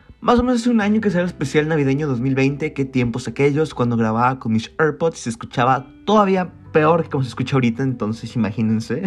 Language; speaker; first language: Spanish; native; Spanish